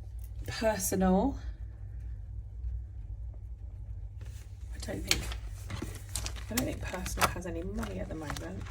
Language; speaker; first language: English; native; English